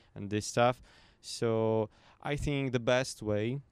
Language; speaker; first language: English; non-native, fluent; Slovak